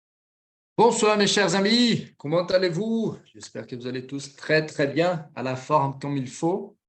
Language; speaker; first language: French; non-native, fluent; Portuguese